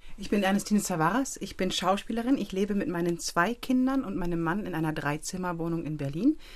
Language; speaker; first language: German; early bilingual, other home language; Greek